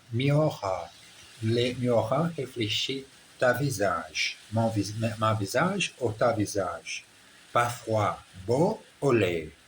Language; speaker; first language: French; non-native, learner; Portuguese